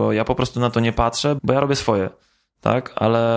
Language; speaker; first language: Polish; native; Polish